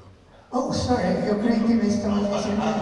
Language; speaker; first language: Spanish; non-native, fluent; English